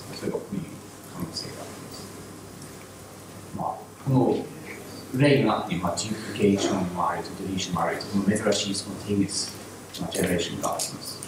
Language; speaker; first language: Japanese; non-native, learner; English